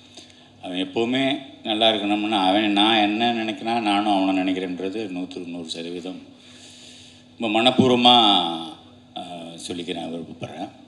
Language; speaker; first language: Tamil; native; Tamil